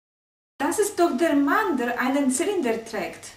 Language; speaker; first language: German; non-native, learner; English